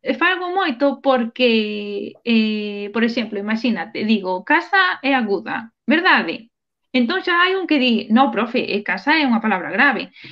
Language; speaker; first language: Galician; non-native, local second language; Spanish